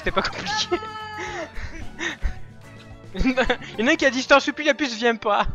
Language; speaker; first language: French; native; French